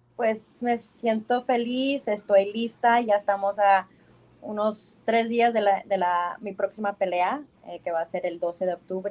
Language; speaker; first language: Spanish; early bilingual, heritage; Spanish